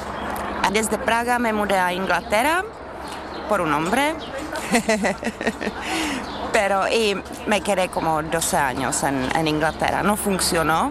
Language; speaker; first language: Spanish; non-native, fluent; Czech